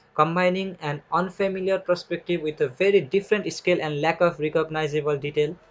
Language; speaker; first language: English; non-native, local second language; Nepali